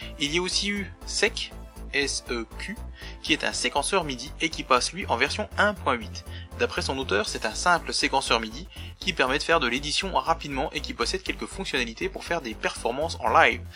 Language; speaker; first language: French; native; French